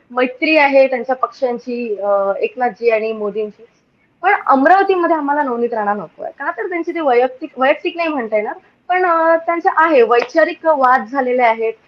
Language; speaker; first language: Marathi; native; Marathi